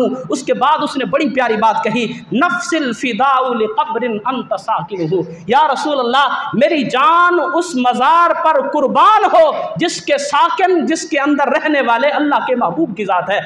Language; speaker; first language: Urdu; native; Urdu